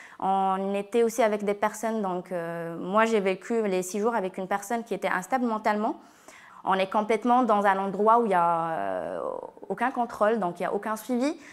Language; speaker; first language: French; non-native, local second language; Arabic